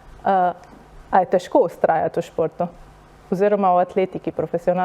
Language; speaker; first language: Slovenian; native; Slovenian